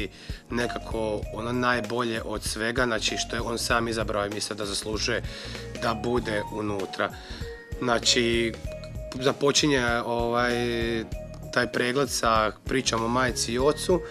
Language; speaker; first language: Croatian; native; Croatian